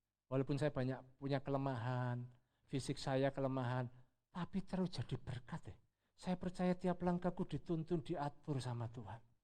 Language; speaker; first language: Indonesian; native; Indonesian